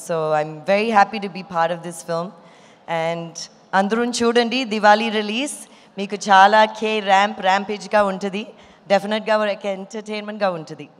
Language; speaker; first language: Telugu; non-native, learner; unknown